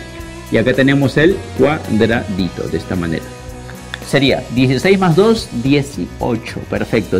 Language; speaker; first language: Spanish; native; Spanish